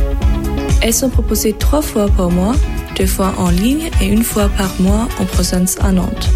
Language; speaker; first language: French; non-native, fluent; German